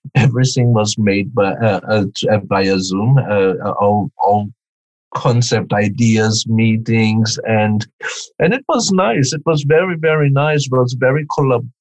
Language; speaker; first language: English; non-native, fluent; Portuguese